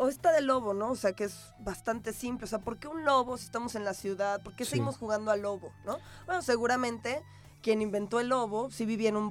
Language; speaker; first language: Spanish; native; Spanish